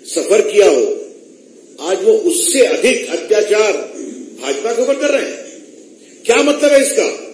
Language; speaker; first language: Hindi; native; Hindi